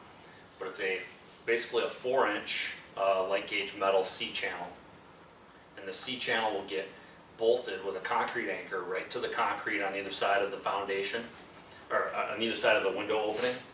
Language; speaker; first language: English; native; English